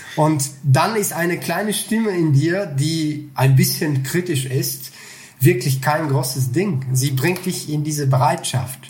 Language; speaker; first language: German; non-native, fluent; Bulgarian